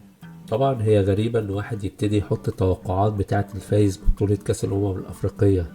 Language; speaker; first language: Arabic; native; Arabic